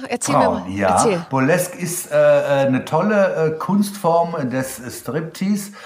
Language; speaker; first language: German; native; German